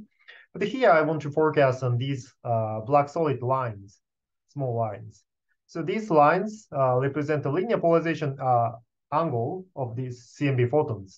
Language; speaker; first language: English; non-native, fluent; Japanese